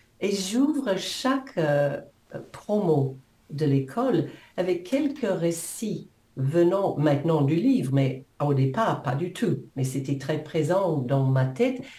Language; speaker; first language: French; non-native, fluent; English